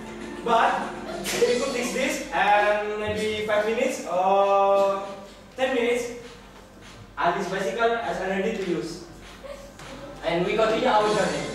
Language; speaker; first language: English; non-native, learner; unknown